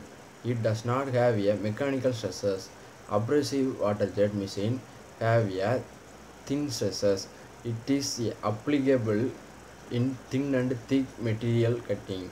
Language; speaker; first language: English; non-native, local second language; Tamil